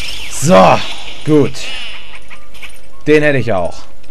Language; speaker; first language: German; native; German